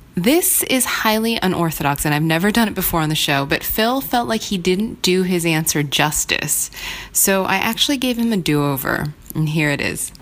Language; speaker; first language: English; non-native, fluent; Korean